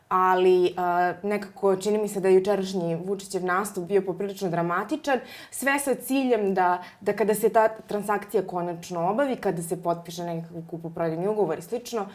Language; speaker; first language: Serbian; native; Serbian